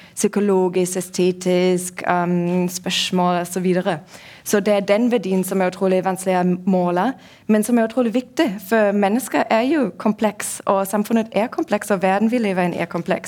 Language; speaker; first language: Norwegian; non-native, fluent; German